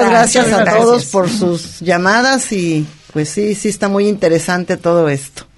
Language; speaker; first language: Spanish; native; Spanish